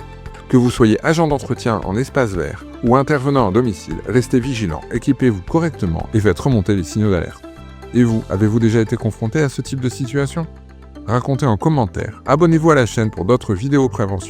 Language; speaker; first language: French; native; French